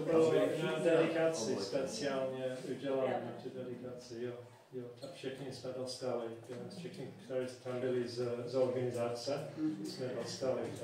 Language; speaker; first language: Czech; non-native, fluent; English